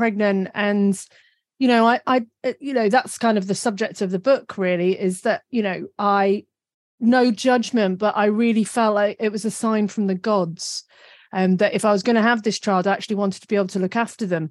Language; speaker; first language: English; native; English